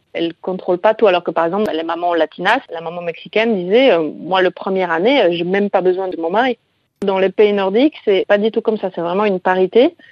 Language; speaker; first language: French; non-native, fluent; Polish